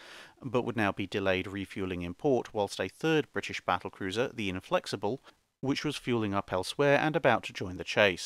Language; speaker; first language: English; native; English